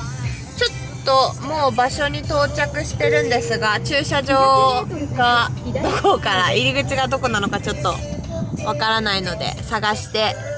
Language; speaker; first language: Japanese; native; Japanese